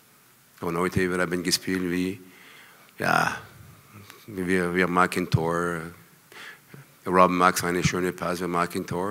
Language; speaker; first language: German; non-native, learner; French